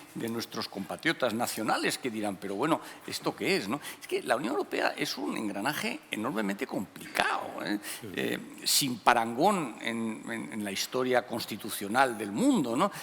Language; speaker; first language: Spanish; native; Spanish